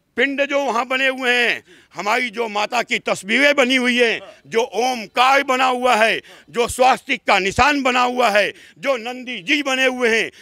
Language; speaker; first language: Hindi; native; Hindi